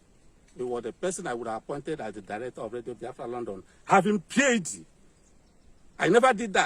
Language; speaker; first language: English; non-native, local second language; Igbo